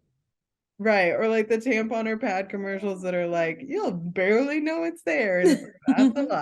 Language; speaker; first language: English; native; English